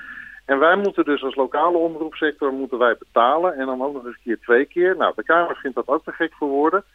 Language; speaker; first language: Dutch; native; Dutch